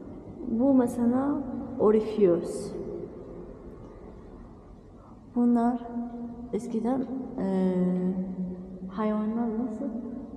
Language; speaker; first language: Turkish; non-native, learner; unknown